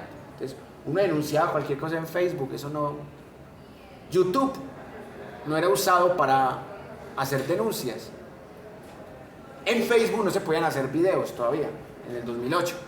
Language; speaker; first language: Spanish; native; Spanish